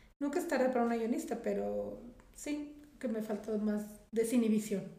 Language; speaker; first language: Spanish; native; Spanish